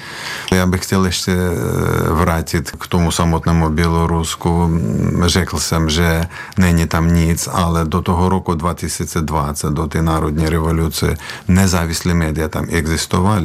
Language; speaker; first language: Czech; non-native, fluent; Belarusian